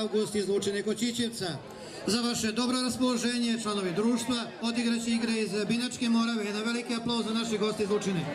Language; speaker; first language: Bosnian; native; Bosnian